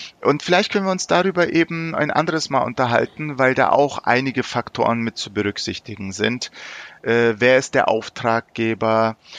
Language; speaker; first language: German; early bilingual, other home language; Turkish